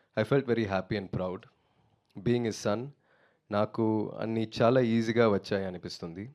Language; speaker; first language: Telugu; non-native, learner; Tamil